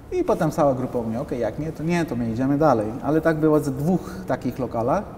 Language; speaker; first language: Polish; non-native, fluent; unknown